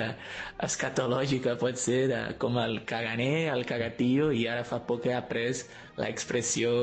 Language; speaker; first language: Catalan; non-native, fluent; Portuguese